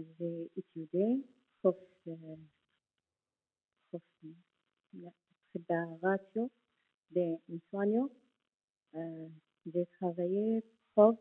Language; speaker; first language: French; non-native, learner; Arabic